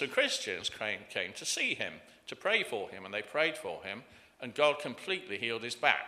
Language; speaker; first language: English; native; English